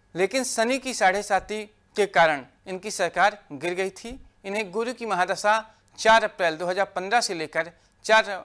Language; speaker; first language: Hindi; native; Hindi